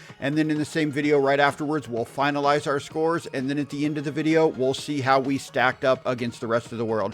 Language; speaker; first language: English; native; English